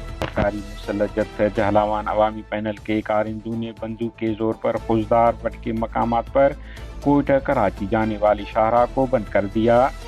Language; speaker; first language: Urdu; non-native, local second language; Baluchi